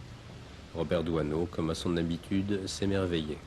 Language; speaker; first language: French; native; French